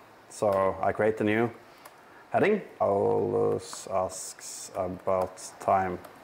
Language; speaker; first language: English; non-native, fluent; Norwegian